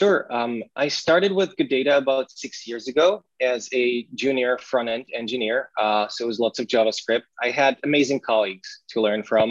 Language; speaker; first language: English; non-native, fluent; Czech